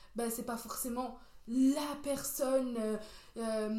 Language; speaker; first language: French; non-native, local second language; Kabyle